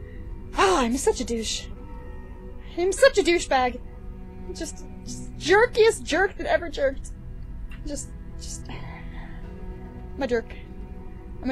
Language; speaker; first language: English; native; English